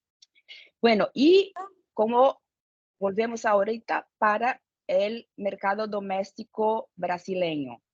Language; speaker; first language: Spanish; non-native, fluent; Portuguese